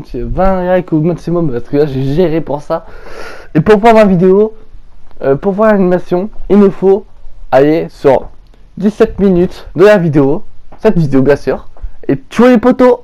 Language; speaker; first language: French; native; French